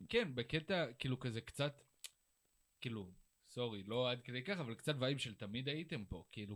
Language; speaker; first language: Hebrew; native; Hebrew